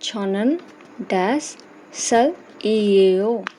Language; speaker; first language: Korean; non-native, learner; Hindi